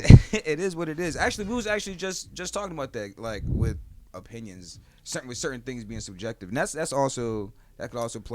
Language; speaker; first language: English; native; English